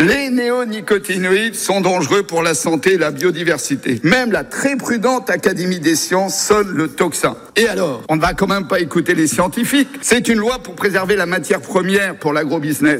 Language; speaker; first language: French; native; French